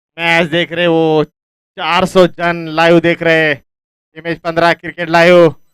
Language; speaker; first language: Hindi; non-native, local second language; Marathi